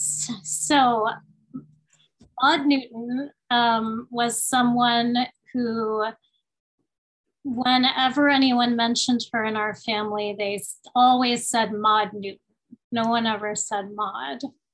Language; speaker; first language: English; early bilingual, other home language; Spanish